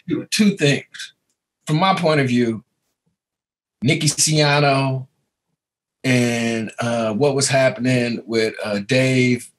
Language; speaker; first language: English; native; English